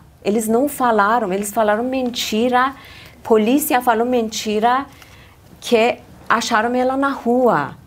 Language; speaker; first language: Portuguese; non-native, learner; Persian